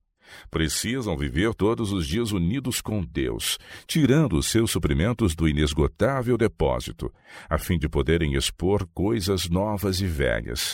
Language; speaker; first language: Portuguese; native; Portuguese